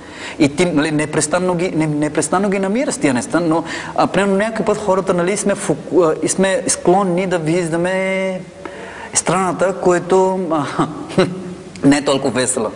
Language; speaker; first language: Bulgarian; non-native, fluent; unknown